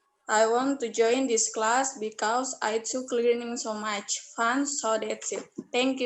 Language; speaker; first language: English; non-native, learner; Indonesian